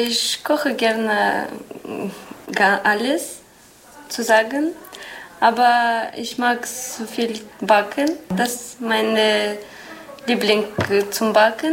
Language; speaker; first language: German; non-native, learner; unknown